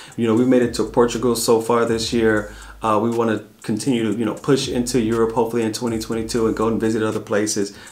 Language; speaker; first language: English; native; English